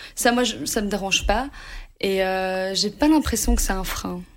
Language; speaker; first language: French; native; French